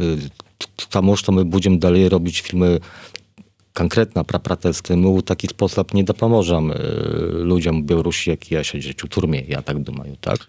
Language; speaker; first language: Polish; non-native, learner; Belarusian